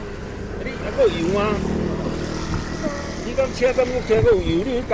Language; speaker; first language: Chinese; native; Chinese